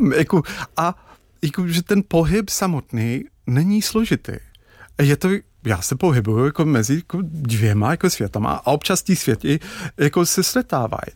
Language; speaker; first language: Czech; non-native, fluent; English